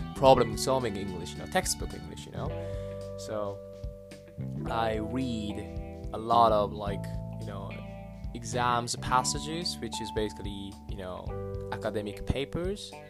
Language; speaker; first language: English; non-native, fluent; Japanese